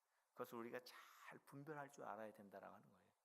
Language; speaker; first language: Korean; native; Korean